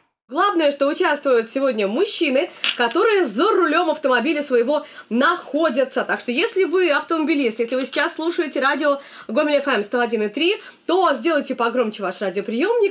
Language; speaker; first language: Russian; native; Russian